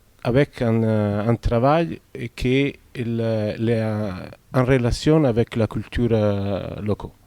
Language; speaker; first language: French; non-native, fluent; Italian